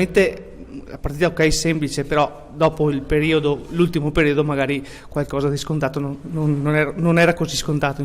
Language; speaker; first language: Italian; native; Italian